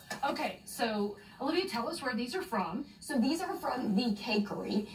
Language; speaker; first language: English; native; English